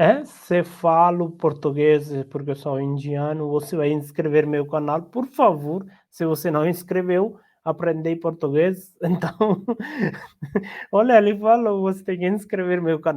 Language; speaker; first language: Portuguese; non-native, learner; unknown